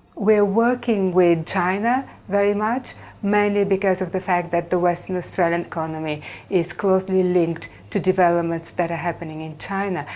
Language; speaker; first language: English; non-native, fluent; Bulgarian